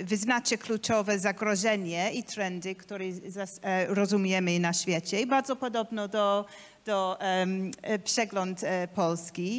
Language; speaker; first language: Polish; non-native, learner; English